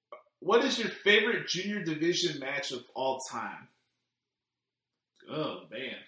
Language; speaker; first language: English; native; English